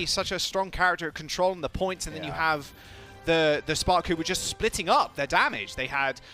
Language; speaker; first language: English; native; English